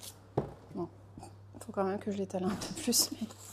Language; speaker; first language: French; early bilingual, other home language; Portuguese